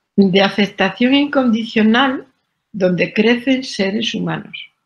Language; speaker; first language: Spanish; native; Spanish